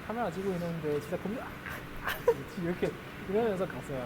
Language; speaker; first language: Korean; non-native, fluent; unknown